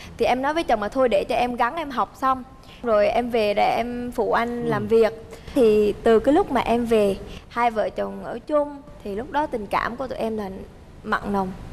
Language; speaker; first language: Vietnamese; early bilingual, heritage; Vietnamese